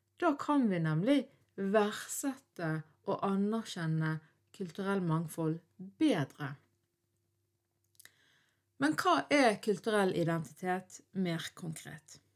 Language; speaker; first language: Norwegian; early bilingual, other home language; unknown